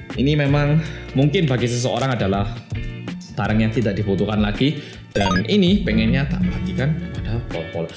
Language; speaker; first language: Indonesian; non-native, fluent; Korean